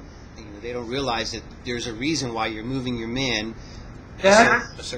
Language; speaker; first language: English; native; English